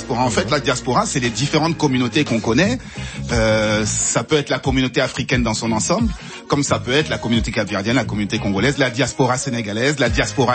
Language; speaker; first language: French; native; French